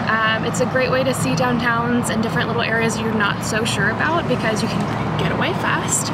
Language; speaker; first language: English; native; English